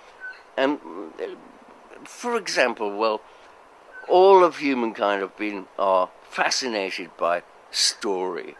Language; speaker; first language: English; native; English